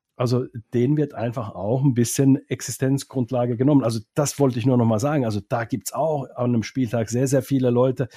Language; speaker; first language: German; non-native, fluent; Finnish